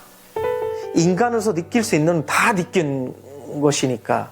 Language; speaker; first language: Korean; non-native, fluent; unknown